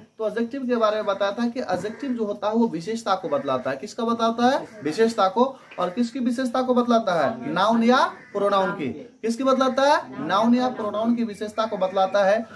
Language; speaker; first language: Hindi; native; Hindi